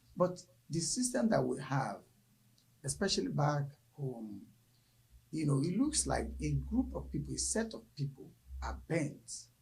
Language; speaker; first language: English; non-native, local second language; Yoruba